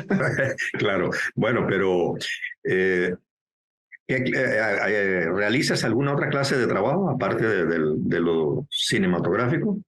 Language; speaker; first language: Spanish; native; Spanish